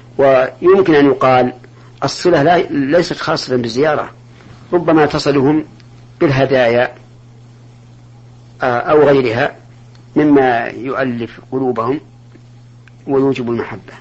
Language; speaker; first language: Arabic; native; Arabic